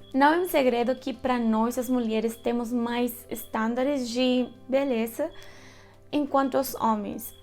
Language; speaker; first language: Portuguese; non-native, fluent; Spanish